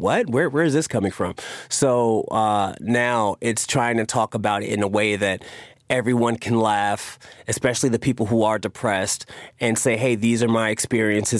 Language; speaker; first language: English; native; English